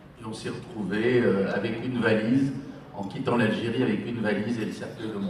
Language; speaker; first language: French; native; French